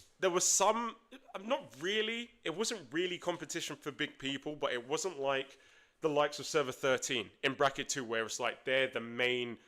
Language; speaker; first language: English; native; English